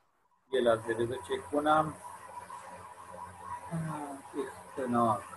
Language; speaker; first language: Persian; non-native, fluent; Urdu